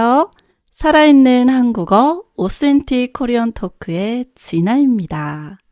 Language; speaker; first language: Korean; native; Korean